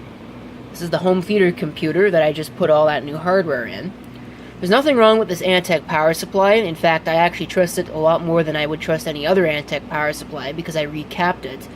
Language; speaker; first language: English; native; English